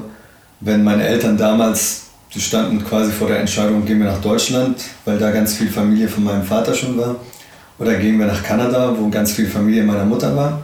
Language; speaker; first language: German; early bilingual, other home language; Arabic